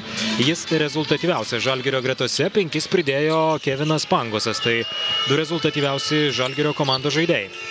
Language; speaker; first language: Lithuanian; native; Lithuanian